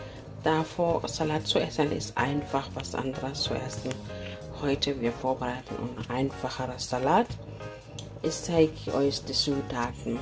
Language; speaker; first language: German; non-native, learner; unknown